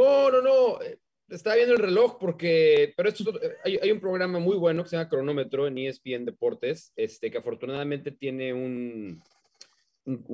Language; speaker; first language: Spanish; native; Spanish